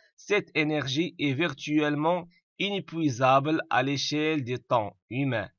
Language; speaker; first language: French; non-native, local second language; Arabic